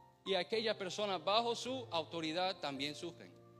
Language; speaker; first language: Spanish; non-native, fluent; English